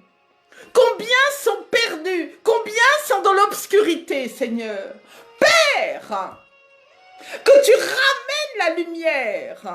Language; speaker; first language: French; native; French